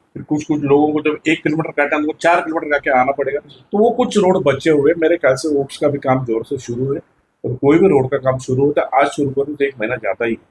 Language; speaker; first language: Hindi; non-native, local second language; Marathi